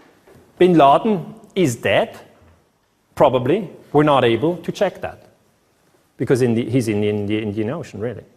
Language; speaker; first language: English; non-native, fluent; German